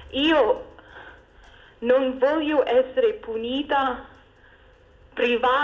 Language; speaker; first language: Italian; non-native, fluent; English